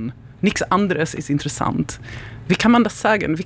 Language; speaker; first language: German; non-native, learner; Swedish